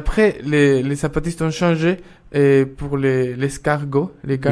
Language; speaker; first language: French; non-native, fluent; Spanish